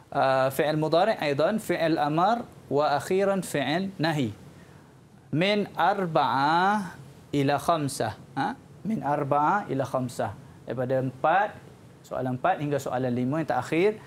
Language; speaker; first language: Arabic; non-native, fluent; Malay